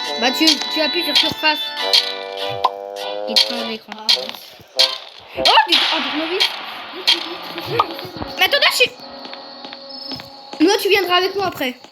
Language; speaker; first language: French; native; French